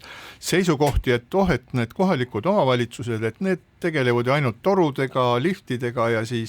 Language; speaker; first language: Estonian; native; Estonian